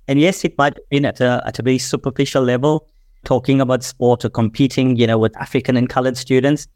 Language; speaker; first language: English; native; English